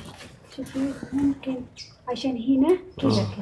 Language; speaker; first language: Arabic; non-native, learner; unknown